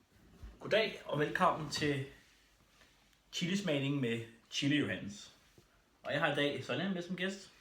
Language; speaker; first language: Danish; native; Danish